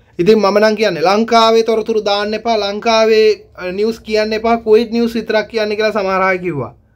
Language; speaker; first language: Sinhala; native; Sinhala